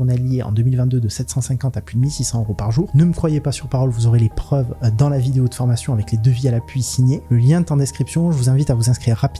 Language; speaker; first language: French; native; French